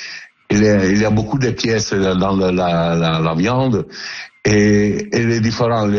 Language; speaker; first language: French; non-native, learner; Italian